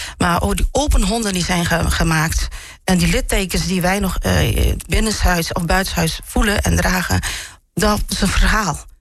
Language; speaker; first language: Dutch; early bilingual, other home language; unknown